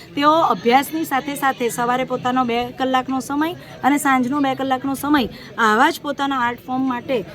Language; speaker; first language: Gujarati; native; Gujarati